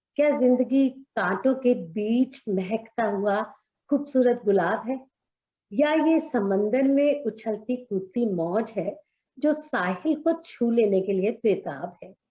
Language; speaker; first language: Hindi; native; Hindi